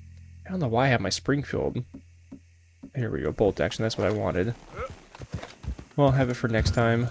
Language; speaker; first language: English; native; English